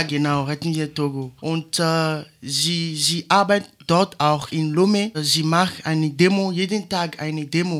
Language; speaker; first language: German; non-native, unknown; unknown